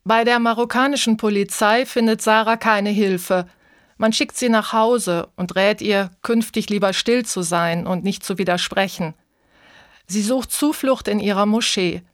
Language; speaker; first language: German; native; German